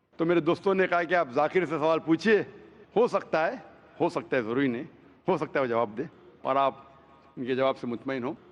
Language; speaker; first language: Hindi; non-native, local second language; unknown